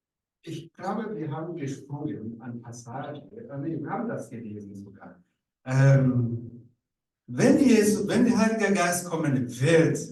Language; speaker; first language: German; non-native, learner; Rundi